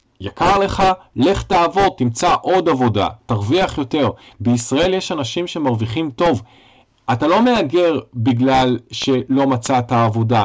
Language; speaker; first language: Hebrew; native; Hebrew